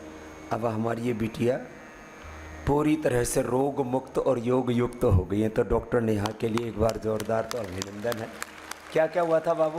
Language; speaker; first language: Hindi; native; Hindi